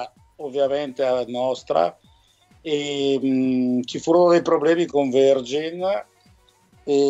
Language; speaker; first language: Italian; native; Italian